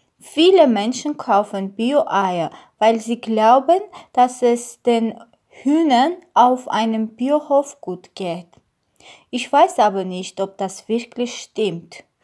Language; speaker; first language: German; non-native, learner; Armenian